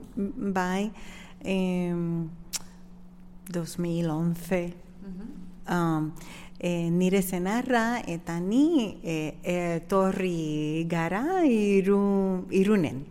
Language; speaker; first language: Basque; non-native, learner; Spanish